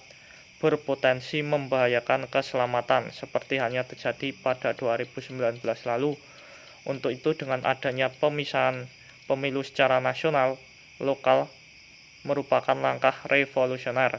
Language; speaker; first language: Indonesian; native; Indonesian